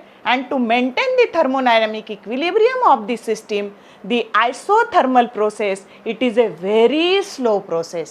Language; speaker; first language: English; non-native, local second language; Marathi